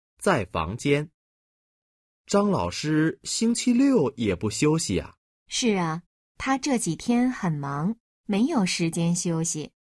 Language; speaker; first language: Chinese; non-native, fluent; Vietnamese